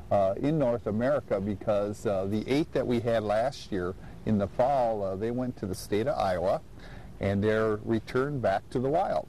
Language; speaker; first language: English; native; English